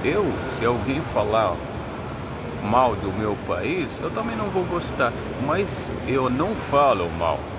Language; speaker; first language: Portuguese; non-native, fluent; Arabic